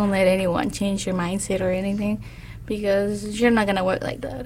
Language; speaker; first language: English; non-native, fluent; Spanish